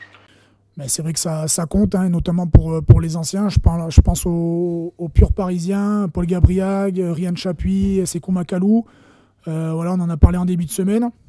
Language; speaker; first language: French; native; French